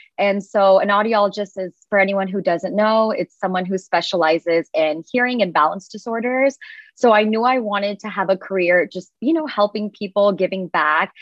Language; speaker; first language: English; native; English